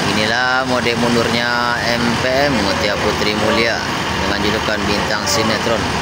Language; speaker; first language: Malay; non-native, local second language; Minangkabau